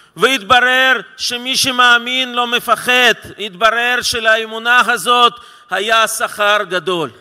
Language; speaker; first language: Hebrew; non-native, fluent; Russian